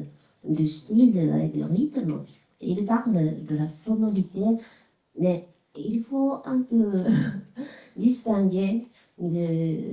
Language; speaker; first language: French; non-native, fluent; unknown